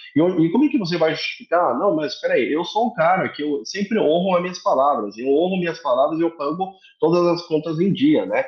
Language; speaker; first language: Portuguese; early bilingual, other home language; Korean